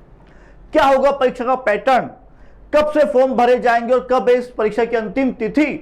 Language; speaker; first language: Hindi; native; Hindi